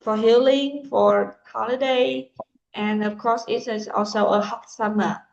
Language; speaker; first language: English; non-native, fluent; Vietnamese